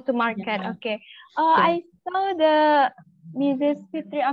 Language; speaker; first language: English; non-native, learner; Malay